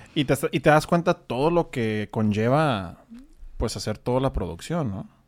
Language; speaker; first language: Spanish; native; Spanish